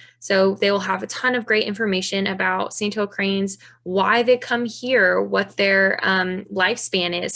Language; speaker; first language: English; native; English